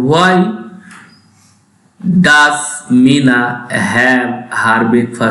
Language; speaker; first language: English; non-native, local second language; Bangla